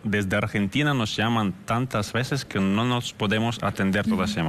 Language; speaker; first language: Spanish; non-native, fluent; Ukrainian